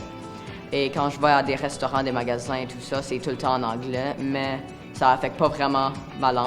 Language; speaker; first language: French; native; French